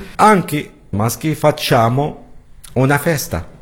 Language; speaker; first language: Italian; non-native, learner; Arabic